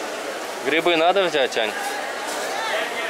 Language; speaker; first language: Russian; native; Russian